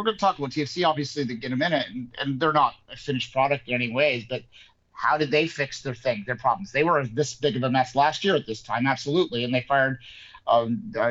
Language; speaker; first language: English; native; English